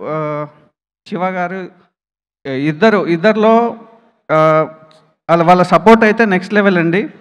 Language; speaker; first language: Telugu; native; Telugu